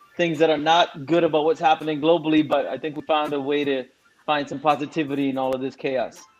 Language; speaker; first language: English; non-native, local second language; Tamil